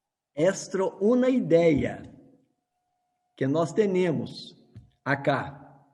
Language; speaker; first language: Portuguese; non-native, learner; Spanish